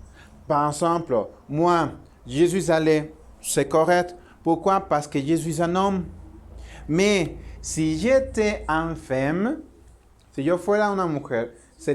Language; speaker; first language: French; non-native, learner; Spanish